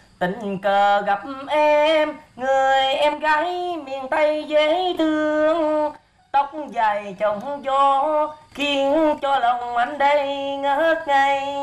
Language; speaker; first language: Vietnamese; native; Vietnamese